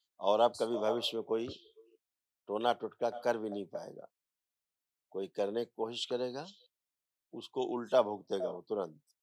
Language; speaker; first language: Hindi; native; Hindi